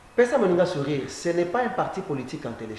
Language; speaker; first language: French; non-native, local second language; Lingala